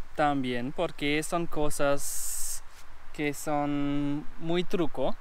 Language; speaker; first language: Spanish; non-native, learner; German